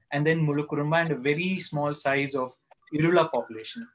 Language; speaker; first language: English; non-native, local second language; Kannada